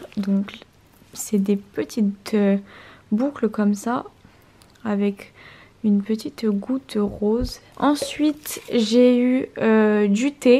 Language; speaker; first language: French; native; French